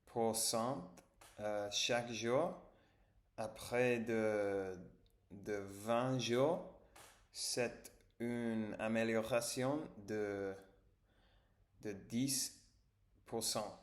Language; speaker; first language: French; non-native, learner; English